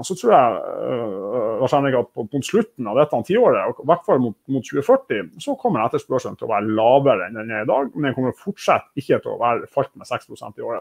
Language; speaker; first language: Norwegian; native; Norwegian